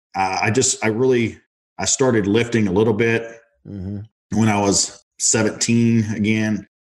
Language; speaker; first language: English; native; English